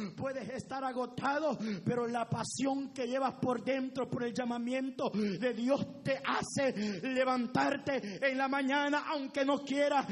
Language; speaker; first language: Spanish; native; Spanish